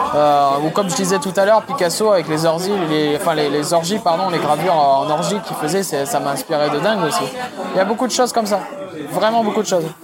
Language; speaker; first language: French; native; French